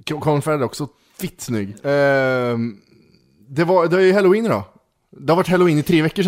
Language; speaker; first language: Swedish; native; Swedish